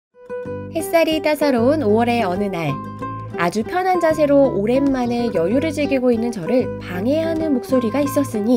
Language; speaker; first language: Korean; native; Korean